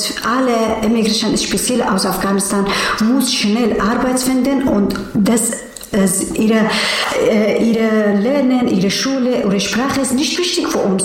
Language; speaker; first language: German; non-native, learner; Persian